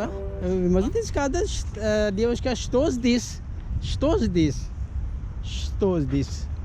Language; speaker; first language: Russian; non-native, learner; Urdu